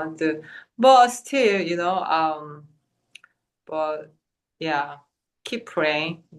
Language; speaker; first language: English; non-native, fluent; Korean